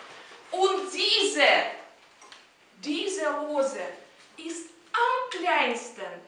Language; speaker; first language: German; non-native, fluent; Russian